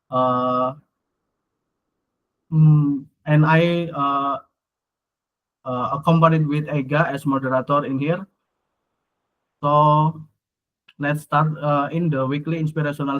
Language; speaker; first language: English; non-native, learner; Indonesian